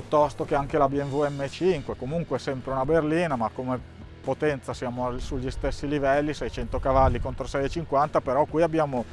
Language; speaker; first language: Italian; native; Italian